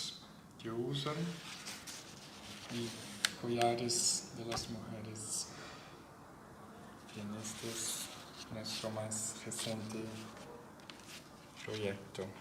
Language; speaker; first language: Spanish; non-native, fluent; Portuguese